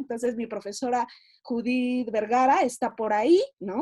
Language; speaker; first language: Spanish; native; Spanish